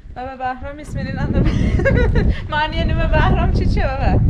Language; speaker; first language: Turkish; non-native, fluent; Persian